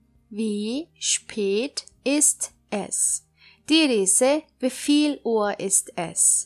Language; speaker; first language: German; non-native, fluent; Turkish